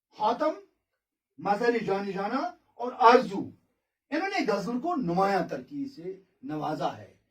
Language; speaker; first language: Urdu; non-native, local second language; Kashmiri